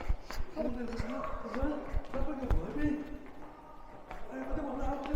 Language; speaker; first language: Cantonese; native; Cantonese